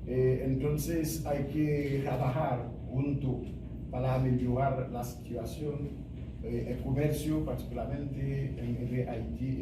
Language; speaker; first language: Spanish; non-native, fluent; Haitian Creole